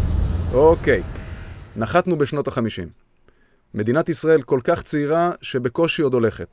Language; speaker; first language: Hebrew; native; Hebrew